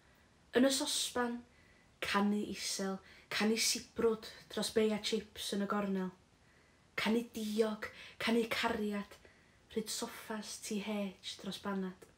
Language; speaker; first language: Welsh; native; Welsh